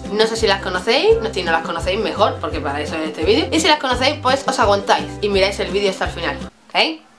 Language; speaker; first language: Spanish; native; Spanish